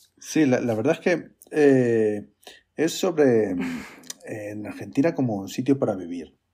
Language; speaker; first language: Spanish; native; Spanish